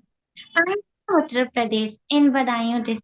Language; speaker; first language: English; non-native, learner; Hindi